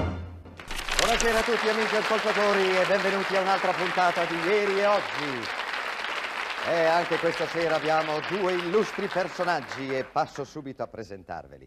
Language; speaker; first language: Italian; native; Italian